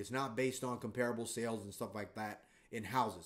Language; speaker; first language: English; native; English